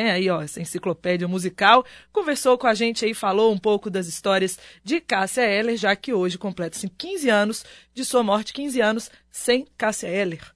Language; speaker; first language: Portuguese; native; Portuguese